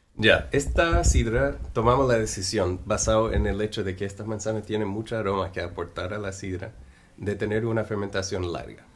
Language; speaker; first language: Spanish; non-native, fluent; English